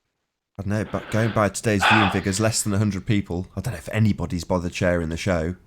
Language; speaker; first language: English; native; English